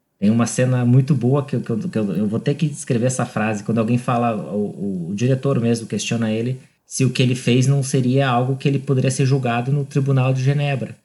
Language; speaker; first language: Portuguese; native; Portuguese